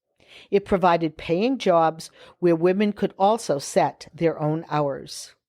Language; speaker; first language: English; native; English